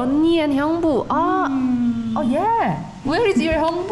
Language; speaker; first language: English; non-native, learner; Korean